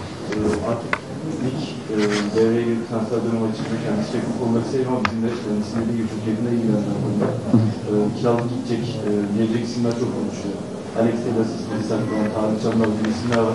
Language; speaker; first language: Turkish; native; Turkish